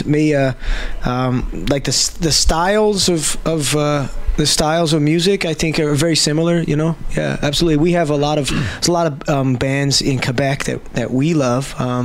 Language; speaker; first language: English; native; English